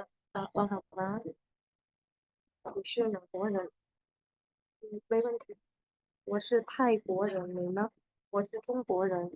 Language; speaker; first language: Chinese; non-native, fluent; Khmer